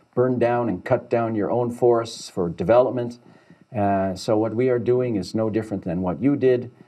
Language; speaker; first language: English; native; English